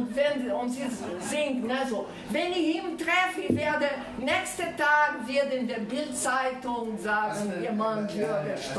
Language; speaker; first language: German; non-native, fluent; Portuguese